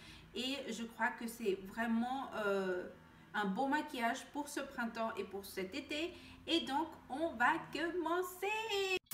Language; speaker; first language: French; non-native, learner; Spanish